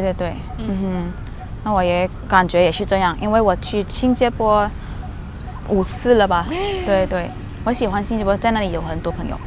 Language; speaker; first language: Chinese; non-native, learner; Thai